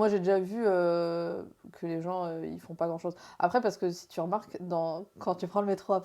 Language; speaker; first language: French; native; French